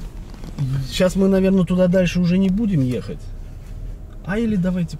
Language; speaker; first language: Russian; native; Russian